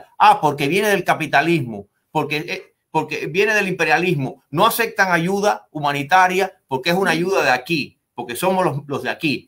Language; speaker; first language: Spanish; native; Spanish